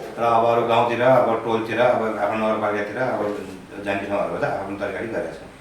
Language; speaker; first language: Nepali; native; Nepali